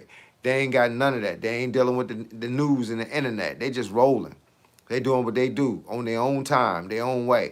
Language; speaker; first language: English; native; English